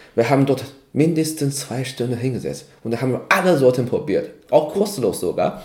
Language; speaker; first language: German; non-native, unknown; Chinese